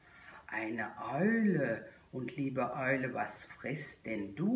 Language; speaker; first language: German; native; German